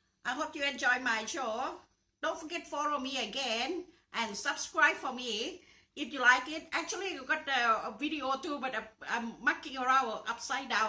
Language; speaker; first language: English; non-native, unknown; Northeastern Thai